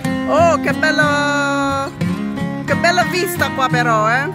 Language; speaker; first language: Italian; non-native, learner; Filipino